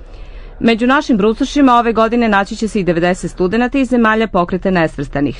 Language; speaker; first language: Serbian; native; Serbian